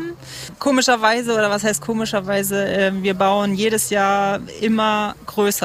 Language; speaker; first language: German; native; German